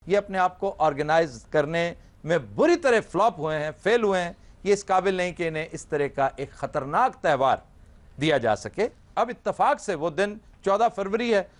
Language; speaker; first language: Urdu; native; Urdu